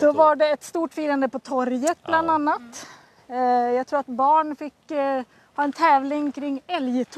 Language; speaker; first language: Swedish; native; Swedish